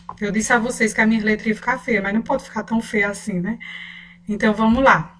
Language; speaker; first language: Portuguese; native; Portuguese